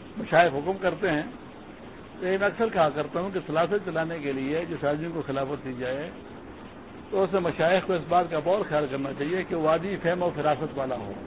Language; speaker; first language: Urdu; non-native, local second language; Pashto